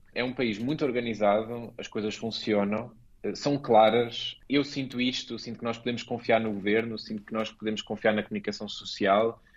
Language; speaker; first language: Portuguese; native; Portuguese